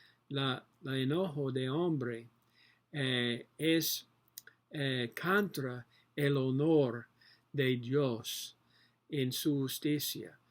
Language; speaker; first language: Spanish; non-native, learner; English